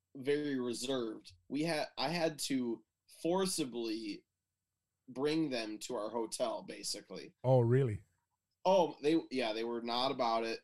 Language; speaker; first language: English; native; English